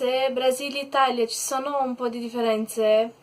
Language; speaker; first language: Italian; non-native, learner; Portuguese